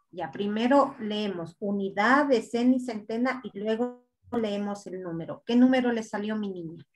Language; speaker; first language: Spanish; native; Spanish